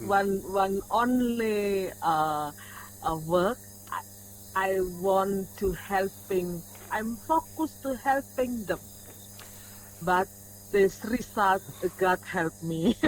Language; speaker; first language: English; non-native, learner; Indonesian